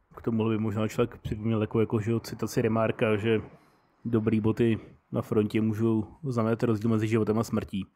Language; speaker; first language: Czech; native; Czech